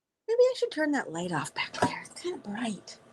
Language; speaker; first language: English; native; English